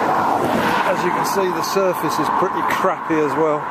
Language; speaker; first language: English; native; English